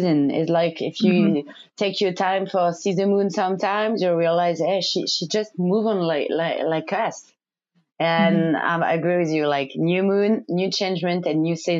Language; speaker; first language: English; non-native, learner; French